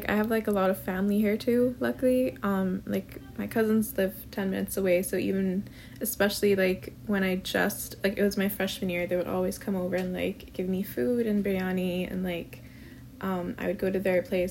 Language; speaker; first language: English; non-native, local second language; Urdu